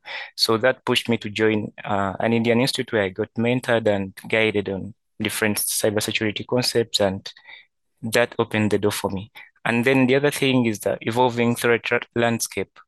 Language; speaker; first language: English; non-native, local second language; Ganda